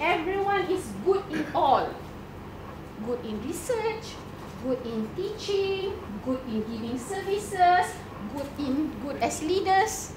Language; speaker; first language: English; non-native, local second language; Malay